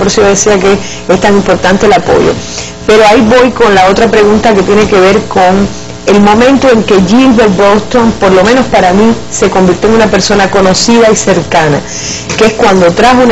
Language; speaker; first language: Spanish; native; Spanish